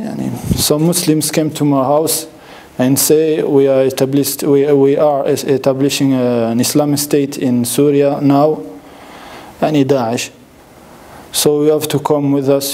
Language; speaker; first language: English; non-native, learner; French